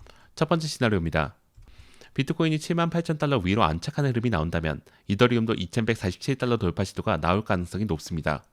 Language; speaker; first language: Korean; native; Korean